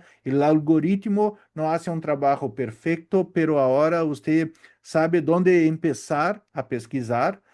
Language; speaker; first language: Spanish; non-native, learner; Portuguese